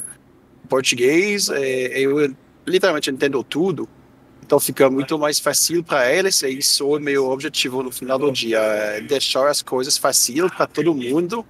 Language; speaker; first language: Portuguese; non-native, fluent; French